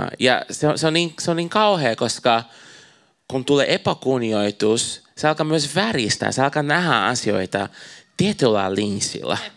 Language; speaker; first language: Finnish; non-native, fluent; Portuguese